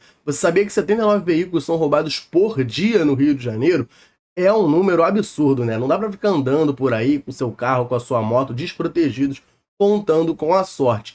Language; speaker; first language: Portuguese; native; Portuguese